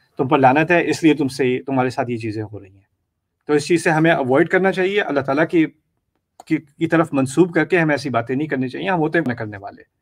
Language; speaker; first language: Urdu; native; Urdu